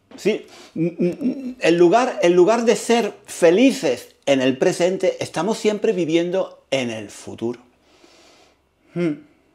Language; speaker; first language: Spanish; native; Spanish